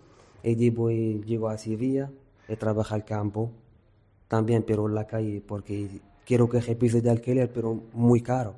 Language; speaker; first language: Spanish; non-native, learner; Arabic